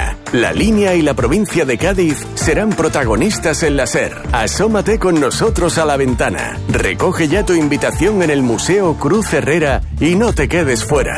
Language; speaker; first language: Spanish; native; Spanish